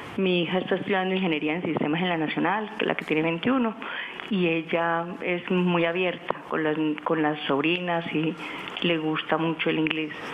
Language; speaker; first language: Spanish; native; Spanish